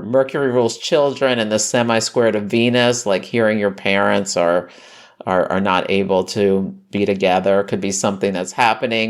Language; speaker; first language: English; native; English